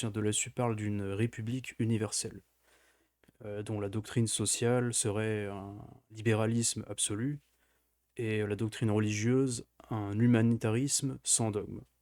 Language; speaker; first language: French; native; French